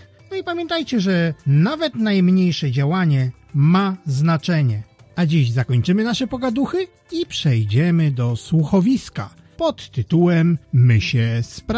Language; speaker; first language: Polish; native; Polish